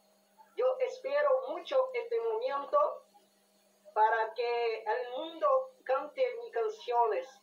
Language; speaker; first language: Spanish; non-native, learner; Portuguese